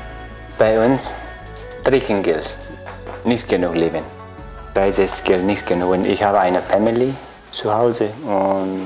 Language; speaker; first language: German; non-native, learner; Sherpa